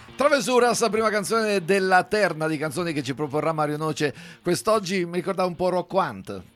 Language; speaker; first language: Italian; native; Italian